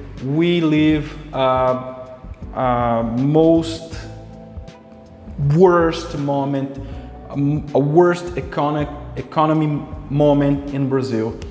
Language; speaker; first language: English; non-native, local second language; Portuguese